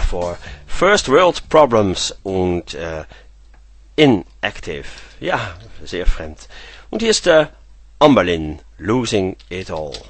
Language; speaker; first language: German; non-native, fluent; Dutch